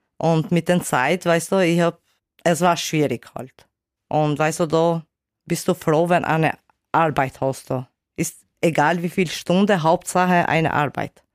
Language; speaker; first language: German; non-native, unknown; Albanian